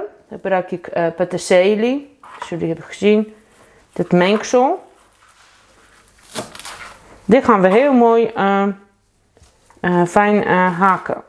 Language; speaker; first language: Dutch; non-native, fluent; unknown